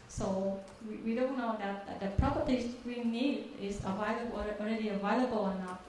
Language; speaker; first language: English; non-native, learner; Vietnamese